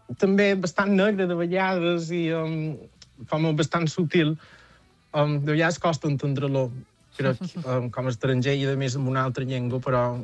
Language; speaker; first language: Catalan; native; Catalan